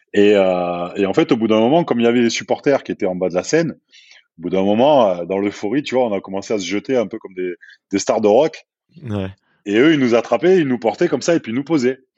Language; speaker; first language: French; native; French